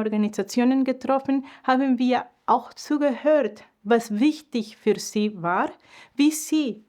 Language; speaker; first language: German; non-native, fluent; Spanish